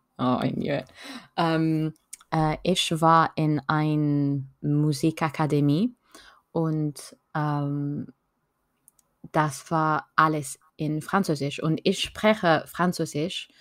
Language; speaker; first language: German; non-native, learner; French